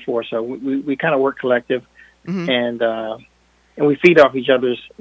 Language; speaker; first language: English; non-native, fluent; French